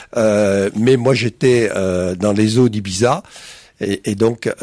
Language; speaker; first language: French; native; French